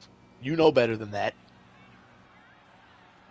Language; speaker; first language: English; native; English